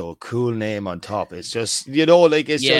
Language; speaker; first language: English; native; English